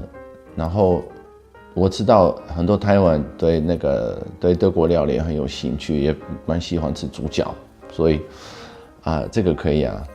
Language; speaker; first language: Chinese; non-native, fluent; Dutch